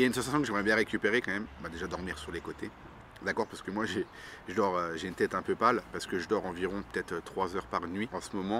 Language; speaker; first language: French; native; French